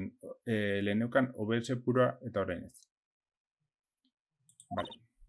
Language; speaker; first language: Basque; non-native, local second language; Spanish